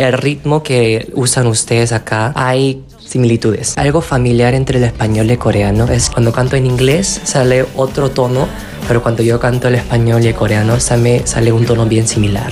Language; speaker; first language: Spanish; non-native, fluent; Korean